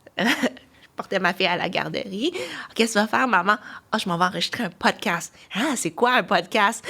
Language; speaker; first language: French; early bilingual, other home language; Chinese